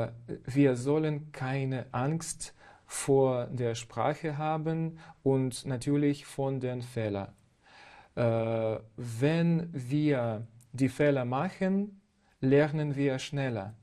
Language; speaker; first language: German; non-native, fluent; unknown